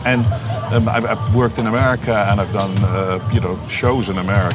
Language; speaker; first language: English; non-native, fluent; Dutch